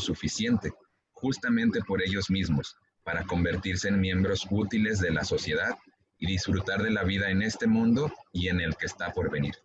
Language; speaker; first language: Spanish; native; Spanish